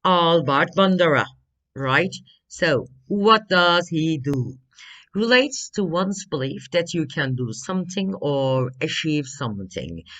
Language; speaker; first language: English; non-native, fluent; Turkish